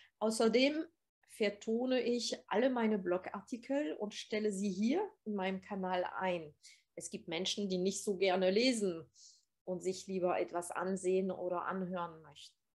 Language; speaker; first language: German; non-native, fluent; French